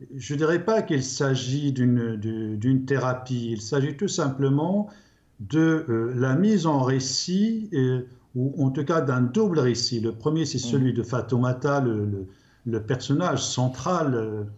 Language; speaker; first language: French; non-native, local second language; Arabic